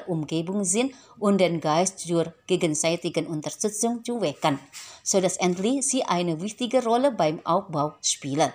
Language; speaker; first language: German; non-native, fluent; Indonesian